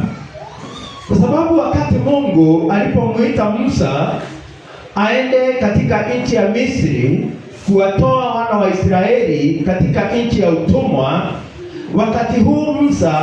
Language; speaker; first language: Swahili; non-native, local second language; Kikuyu